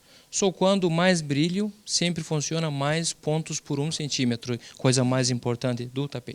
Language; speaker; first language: Portuguese; non-native, fluent; Turkish